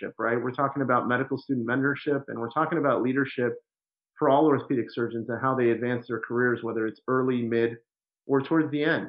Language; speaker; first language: English; native; English